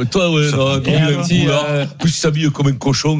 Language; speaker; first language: French; native; French